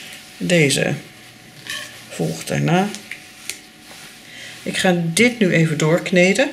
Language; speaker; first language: Dutch; native; Dutch